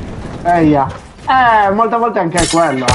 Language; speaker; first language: Italian; native; Italian